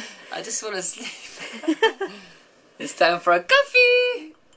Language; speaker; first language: English; non-native, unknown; French